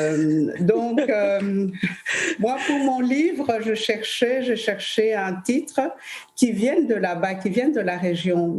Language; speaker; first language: French; early bilingual, other home language; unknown